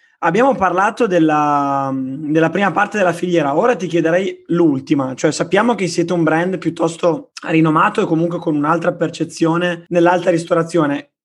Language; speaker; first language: Italian; native; Italian